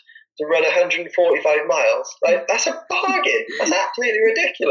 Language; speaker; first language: English; native; English